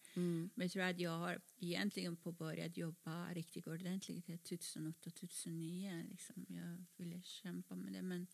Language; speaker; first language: Swedish; non-native, fluent; Persian